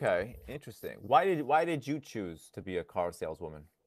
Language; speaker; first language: English; non-native, fluent; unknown